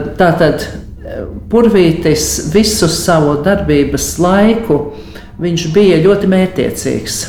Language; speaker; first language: Latvian; native; Latvian